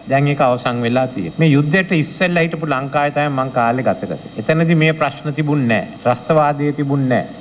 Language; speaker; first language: Sinhala; native; Sinhala